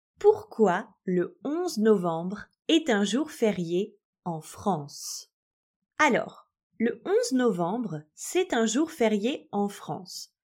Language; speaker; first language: French; native; French